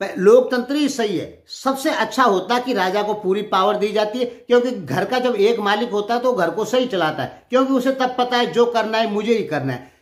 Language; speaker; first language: Hindi; native; Hindi